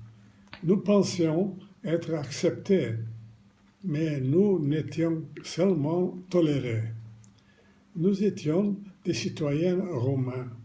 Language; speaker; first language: French; non-native, fluent; Romanian